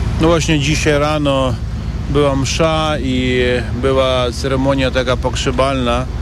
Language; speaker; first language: Polish; non-native, learner; Ukrainian